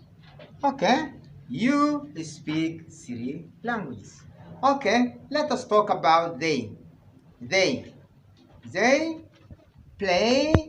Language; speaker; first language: English; non-native, fluent; Arabic